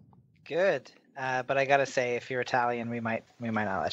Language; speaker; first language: English; native; English